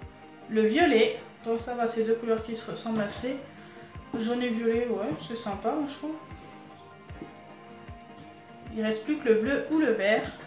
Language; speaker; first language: French; native; French